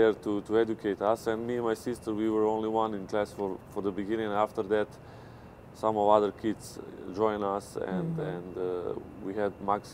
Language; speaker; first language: English; non-native, fluent; Serbian